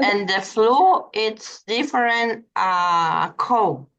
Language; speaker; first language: English; non-native, learner; Spanish